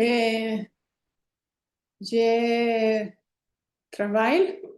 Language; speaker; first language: French; non-native, learner; Spanish